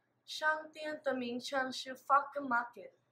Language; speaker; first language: Chinese; non-native, learner; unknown